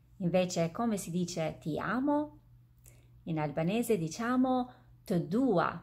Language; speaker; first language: Italian; non-native, fluent; Albanian